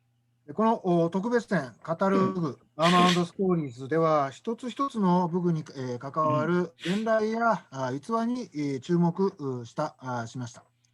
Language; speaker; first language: Japanese; native; Japanese